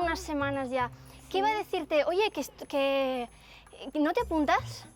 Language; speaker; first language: Spanish; native; Spanish